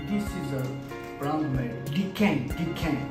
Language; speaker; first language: English; non-native, learner; Japanese